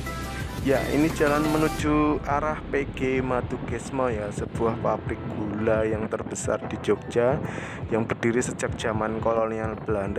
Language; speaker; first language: Indonesian; non-native, local second language; Javanese